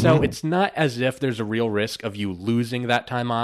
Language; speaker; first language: English; native; English